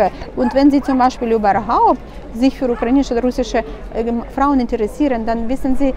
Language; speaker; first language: German; non-native, fluent; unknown